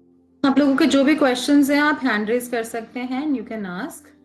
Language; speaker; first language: Hindi; native; Hindi